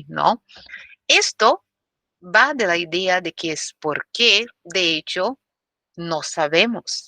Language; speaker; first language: Spanish; non-native, fluent; Portuguese